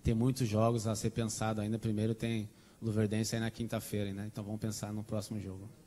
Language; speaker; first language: Portuguese; native; Portuguese